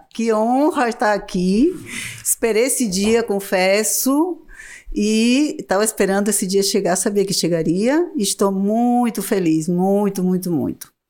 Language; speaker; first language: Portuguese; non-native, fluent; Spanish